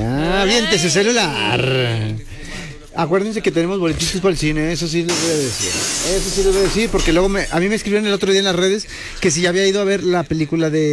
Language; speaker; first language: Spanish; native; Spanish